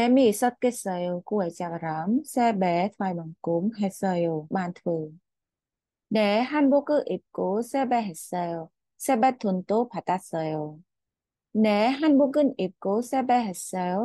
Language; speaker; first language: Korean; non-native, fluent; Khmer